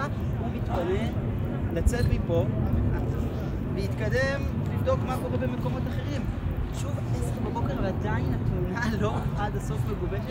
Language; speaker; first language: Hebrew; native; Hebrew